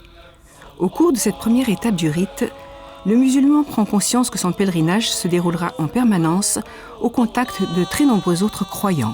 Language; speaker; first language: French; native; French